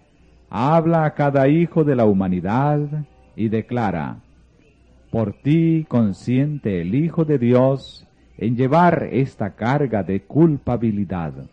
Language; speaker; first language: Spanish; native; Spanish